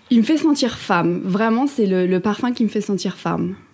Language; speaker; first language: French; native; French